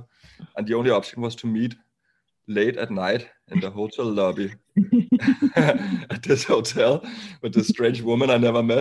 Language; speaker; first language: English; non-native, fluent; Danish